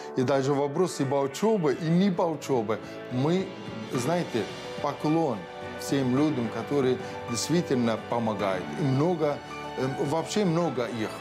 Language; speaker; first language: Russian; non-native, fluent; Arabic